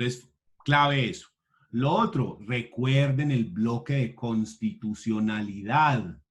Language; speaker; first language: Spanish; native; Spanish